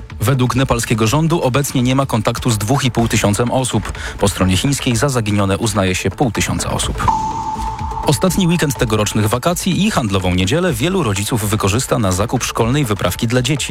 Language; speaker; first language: Polish; native; Polish